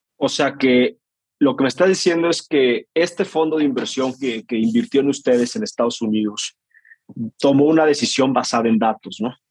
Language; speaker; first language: Spanish; native; Spanish